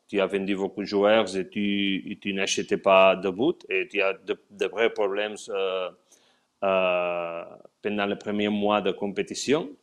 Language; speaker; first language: French; non-native, learner; Spanish